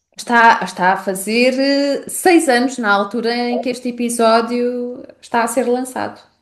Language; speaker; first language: Portuguese; native; Portuguese